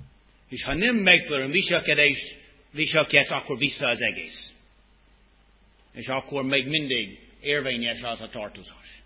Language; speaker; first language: Hungarian; non-native, fluent; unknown